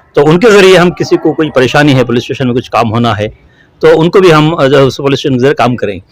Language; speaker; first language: Urdu; native; Urdu